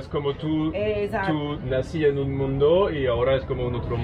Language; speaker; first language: Spanish; non-native, learner; French